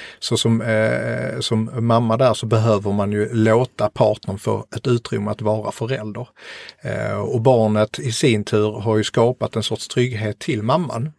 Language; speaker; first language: Swedish; native; Swedish